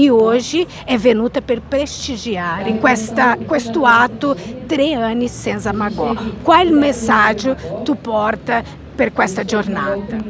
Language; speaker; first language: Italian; non-native, learner; Portuguese